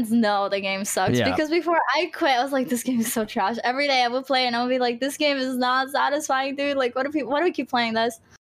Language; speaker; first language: English; non-native, fluent; Greek